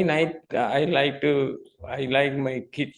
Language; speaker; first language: English; non-native, local second language; Tamil